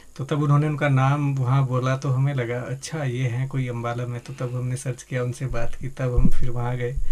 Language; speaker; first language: Hindi; native; Hindi